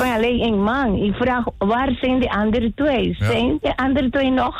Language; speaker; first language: Dutch; non-native, learner; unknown